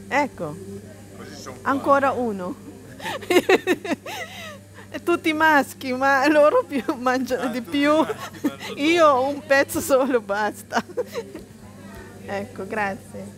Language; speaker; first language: Italian; non-native, learner; Filipino